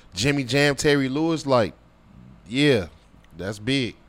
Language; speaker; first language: English; native; English